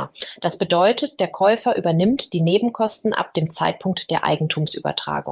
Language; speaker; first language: German; native; German